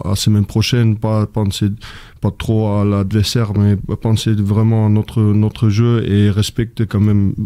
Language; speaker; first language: French; non-native, fluent; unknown